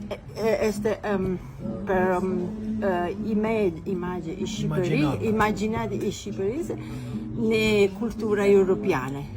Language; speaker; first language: Albanian; non-native, learner; Italian